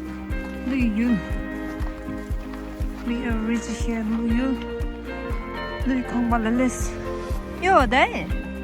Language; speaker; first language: English; non-native, learner; Tibetan